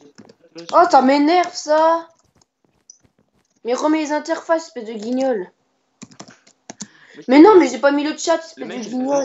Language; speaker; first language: French; native; French